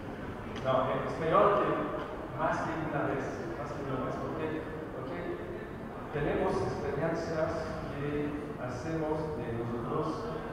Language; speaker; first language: Spanish; non-native, learner; French